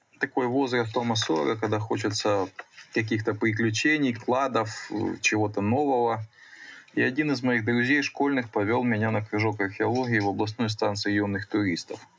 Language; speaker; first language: Russian; native; Russian